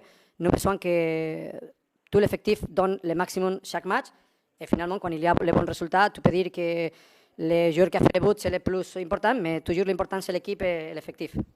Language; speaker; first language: French; non-native, learner; Spanish